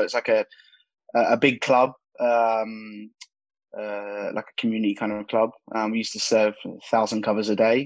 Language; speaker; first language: English; native; English